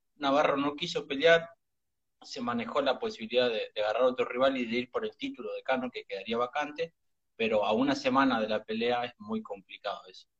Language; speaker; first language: Spanish; native; Spanish